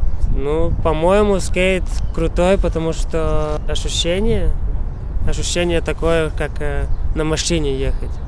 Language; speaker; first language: Russian; non-native, local second language; Latvian